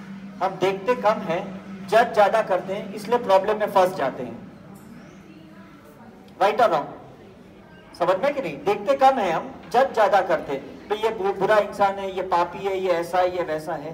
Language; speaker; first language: Hindi; native; Hindi